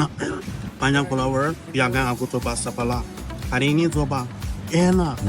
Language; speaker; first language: Indonesian; non-native, learner; Chinese